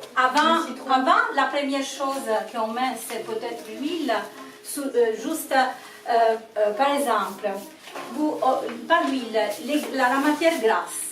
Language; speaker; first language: French; non-native, learner; Italian